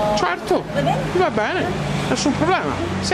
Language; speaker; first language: Italian; native; Italian